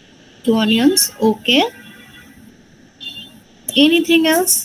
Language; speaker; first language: English; non-native, fluent; Bangla